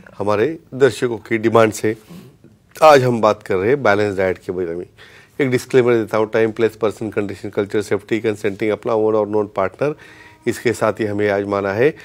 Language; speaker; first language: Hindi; non-native, local second language; Marathi